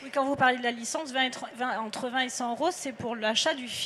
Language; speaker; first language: French; native; French